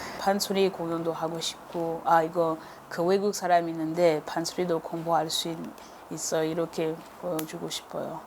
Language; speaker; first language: Korean; non-native, learner; French